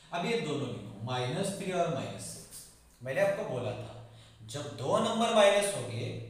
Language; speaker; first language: Hindi; non-native, local second language; Marathi